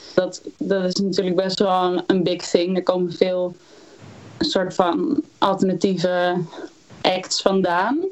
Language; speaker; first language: Dutch; native; Dutch